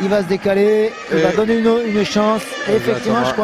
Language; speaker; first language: French; native; French